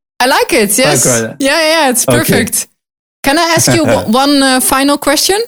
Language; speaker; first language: English; non-native, learner; Dutch